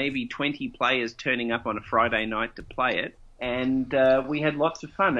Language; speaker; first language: English; native; English